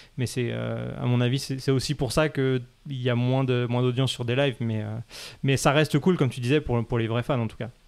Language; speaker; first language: French; native; French